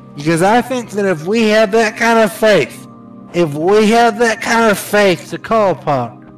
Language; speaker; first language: English; native; English